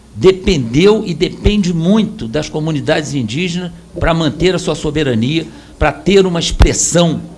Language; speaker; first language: Portuguese; native; Portuguese